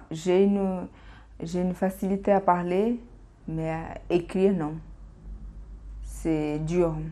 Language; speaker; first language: French; non-native, fluent; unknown